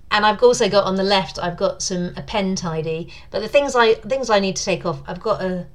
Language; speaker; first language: English; native; English